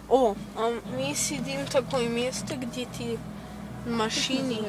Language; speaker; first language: Russian; early bilingual, heritage; Russian